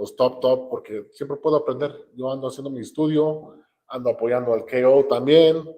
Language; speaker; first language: Spanish; early bilingual, other home language; English